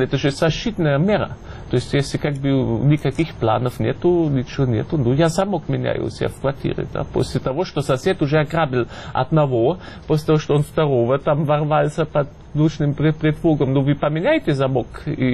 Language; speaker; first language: Russian; non-native, fluent; German